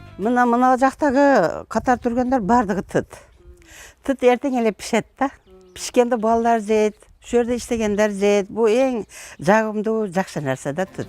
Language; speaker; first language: Kyrgyz; non-native, local second language; Uzbek